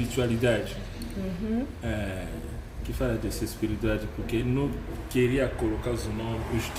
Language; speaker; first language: Portuguese; non-native, learner; Luba-Lulua